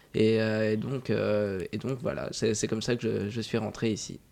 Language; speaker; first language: French; native; French